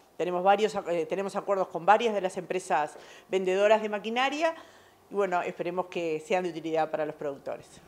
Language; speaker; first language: Spanish; native; Spanish